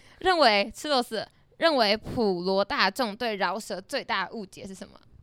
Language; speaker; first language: Chinese; native; Chinese